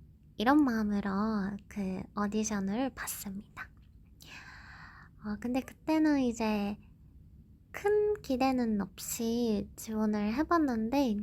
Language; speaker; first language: Korean; non-native, fluent; Japanese